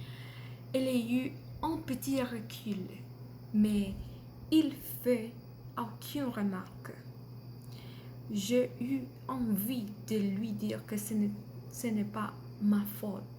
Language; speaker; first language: French; non-native, learner; Spanish